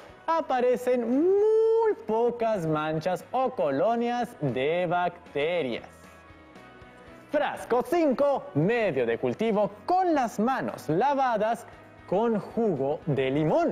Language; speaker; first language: Spanish; native; Spanish